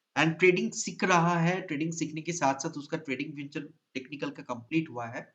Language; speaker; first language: Hindi; non-native, local second language; Bangla